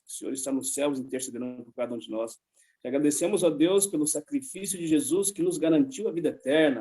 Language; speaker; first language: Portuguese; native; Portuguese